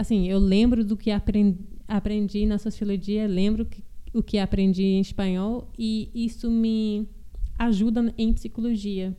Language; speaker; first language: Portuguese; early bilingual, heritage; Portuguese